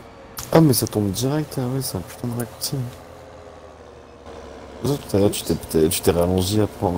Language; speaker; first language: French; native; French